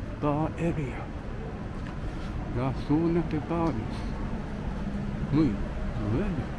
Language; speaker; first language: Spanish; non-native, learner; Japanese